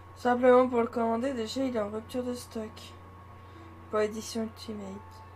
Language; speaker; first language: French; native; French